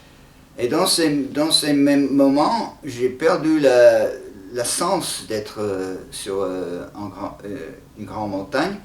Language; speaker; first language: French; non-native, fluent; English